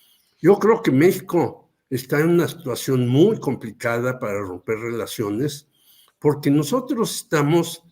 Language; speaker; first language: Spanish; native; Spanish